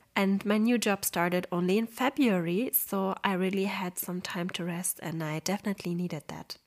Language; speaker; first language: English; non-native, fluent; Polish